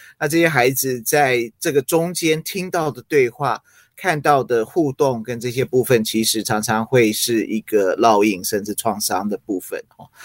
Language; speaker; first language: Chinese; early bilingual, other home language; English